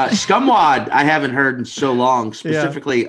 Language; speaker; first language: English; native; English